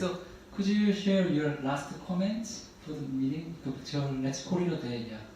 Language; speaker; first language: English; non-native, learner; Korean